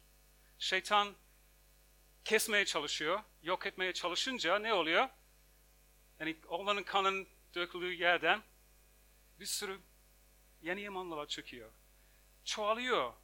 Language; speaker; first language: Turkish; non-native, fluent; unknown